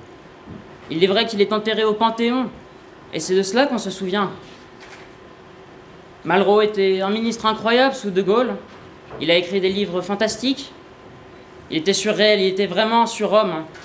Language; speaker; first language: French; native; French